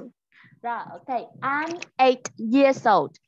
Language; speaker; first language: English; non-native, fluent; Vietnamese